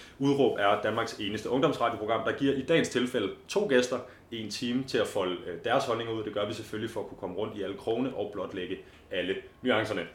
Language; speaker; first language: Danish; native; Danish